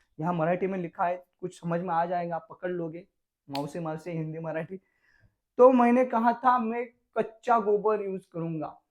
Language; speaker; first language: Hindi; non-native, local second language; Marathi